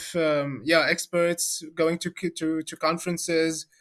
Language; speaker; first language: English; non-native, fluent; Arabic